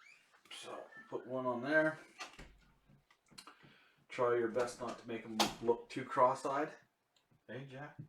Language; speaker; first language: English; native; English